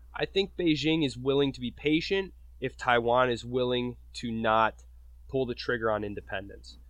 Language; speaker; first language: English; native; English